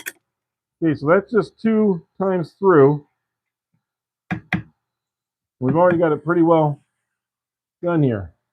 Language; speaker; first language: English; native; English